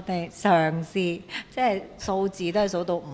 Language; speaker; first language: Cantonese; native; Cantonese